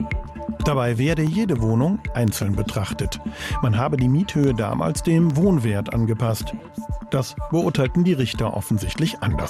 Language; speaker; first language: German; native; German